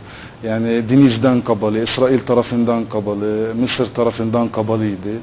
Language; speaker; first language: Turkish; non-native, fluent; Arabic